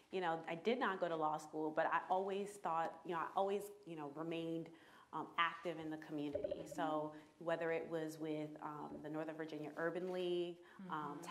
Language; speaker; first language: English; native; English